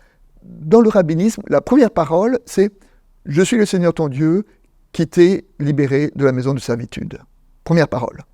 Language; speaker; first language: French; native; French